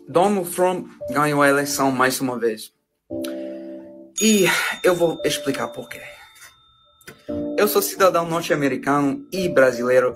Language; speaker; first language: Portuguese; non-native, fluent; English